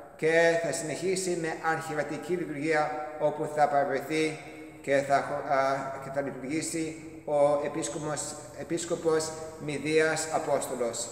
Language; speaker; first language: Greek; early bilingual, heritage; Greek